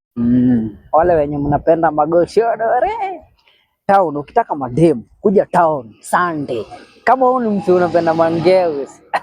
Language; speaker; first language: Swahili; native; Swahili